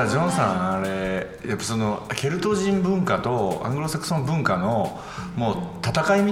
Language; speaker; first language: Japanese; native; Japanese